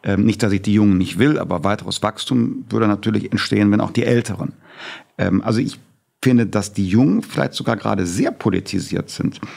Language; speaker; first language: German; native; German